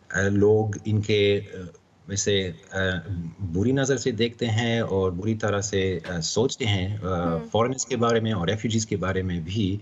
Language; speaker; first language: Hindi; non-native, fluent; German